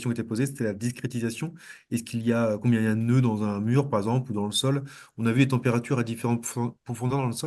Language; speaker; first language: French; native; French